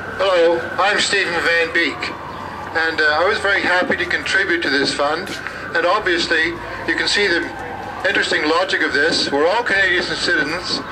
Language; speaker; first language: English; native; English